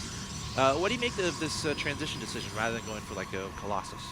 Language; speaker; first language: English; native; English